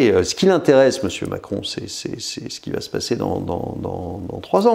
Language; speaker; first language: French; native; French